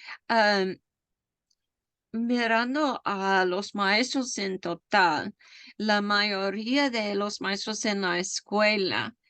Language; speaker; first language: Spanish; non-native, fluent; English